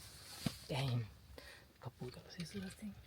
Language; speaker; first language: German; early bilingual, other home language; Tamil